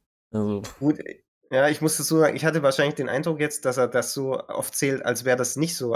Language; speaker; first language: German; native; German